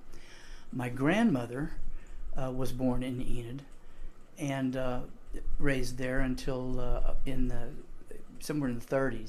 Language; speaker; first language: English; native; English